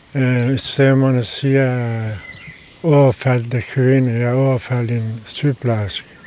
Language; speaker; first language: Danish; non-native, learner; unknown